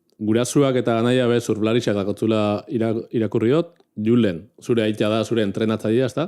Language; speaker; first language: Basque; native; Basque